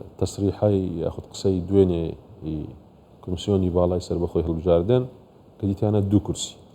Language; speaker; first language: Central Kurdish; non-native, local second language; Assyrian Neo-Aramaic